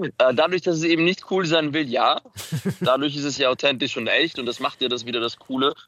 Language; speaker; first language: German; early bilingual, other home language; Macedonian